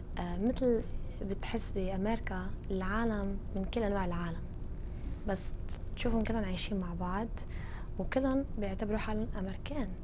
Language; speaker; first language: Arabic; early bilingual, other home language; English